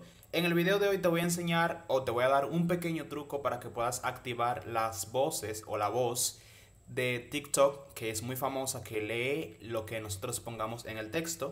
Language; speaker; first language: Spanish; native; Spanish